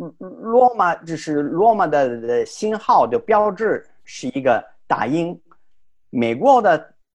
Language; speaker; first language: Chinese; non-native, fluent; Italian